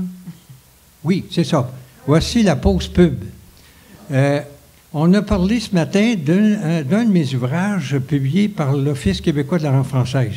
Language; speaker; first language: French; native; French